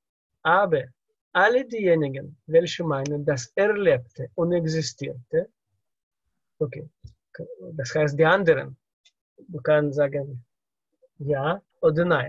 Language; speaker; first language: German; non-native, learner; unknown